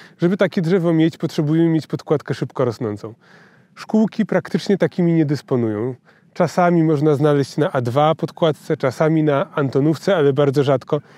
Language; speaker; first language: Polish; native; Polish